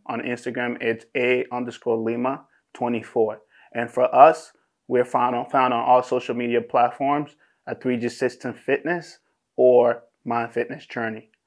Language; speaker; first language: English; native; English